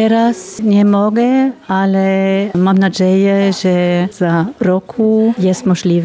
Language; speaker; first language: Polish; non-native, learner; German